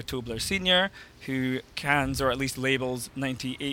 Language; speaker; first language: English; native; English